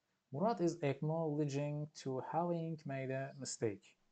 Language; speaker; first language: English; non-native, fluent; Turkish